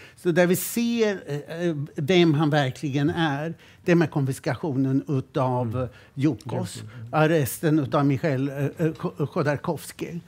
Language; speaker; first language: Swedish; native; Swedish